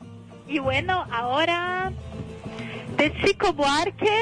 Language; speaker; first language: Spanish; non-native, learner; Portuguese